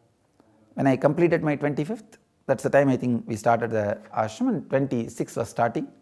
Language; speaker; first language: English; non-native, local second language; Tamil